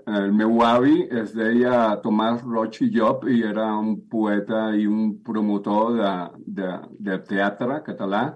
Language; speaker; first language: Catalan; early bilingual, heritage; Spanish